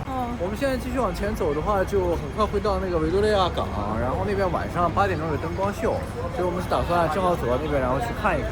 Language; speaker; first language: Chinese; native; Chinese